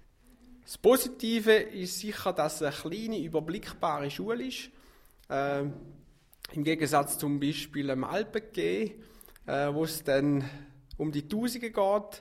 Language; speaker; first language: German; native; German